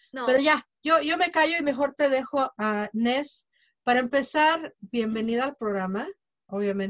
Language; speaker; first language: Spanish; native; Spanish